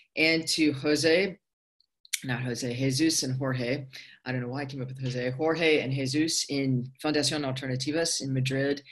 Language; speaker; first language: English; native; English